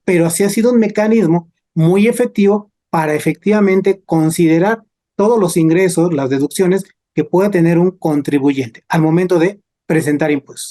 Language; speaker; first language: Spanish; native; Spanish